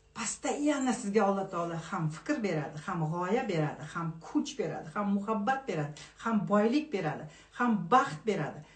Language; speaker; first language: Uzbek; non-native, local second language; Kazakh